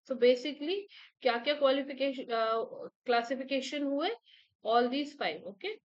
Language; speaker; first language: Hindi; native; Hindi